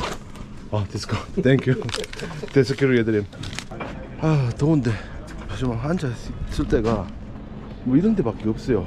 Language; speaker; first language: Korean; native; Korean